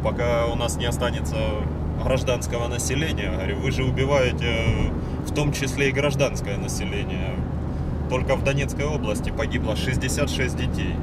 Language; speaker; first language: Russian; native; Russian